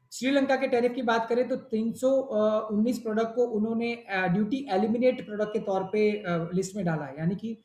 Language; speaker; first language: Hindi; non-native, local second language; Gujarati